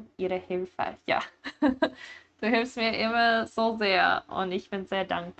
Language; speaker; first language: German; non-native, learner; English